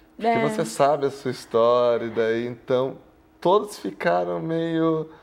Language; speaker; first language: Portuguese; native; Portuguese